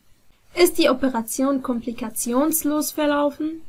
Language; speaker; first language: German; non-native, fluent; Arabic